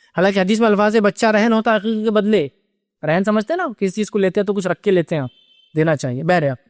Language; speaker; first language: Urdu; native; Urdu